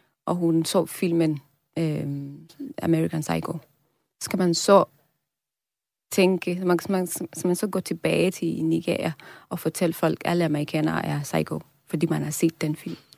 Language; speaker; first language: Danish; non-native, fluent; Swahili